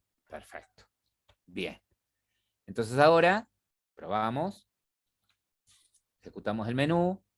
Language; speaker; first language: Spanish; native; Spanish